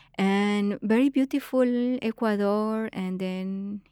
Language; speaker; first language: English; non-native, fluent; Spanish